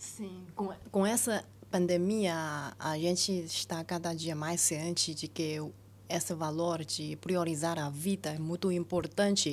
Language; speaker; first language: Portuguese; non-native, fluent; Chinese